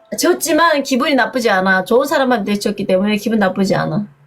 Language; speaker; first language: Korean; native; Korean